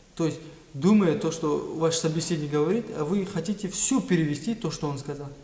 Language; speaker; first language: Russian; non-native, local second language; Kazakh